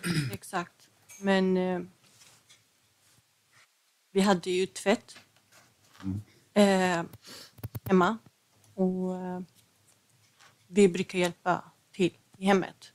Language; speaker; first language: Swedish; non-native, fluent; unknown